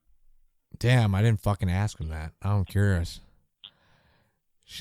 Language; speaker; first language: English; native; English